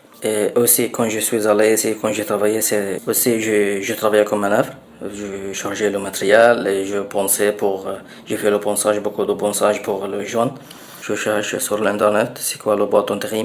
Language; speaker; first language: French; non-native, learner; Arabic